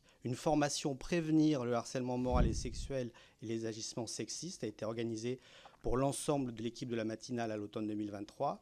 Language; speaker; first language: French; native; French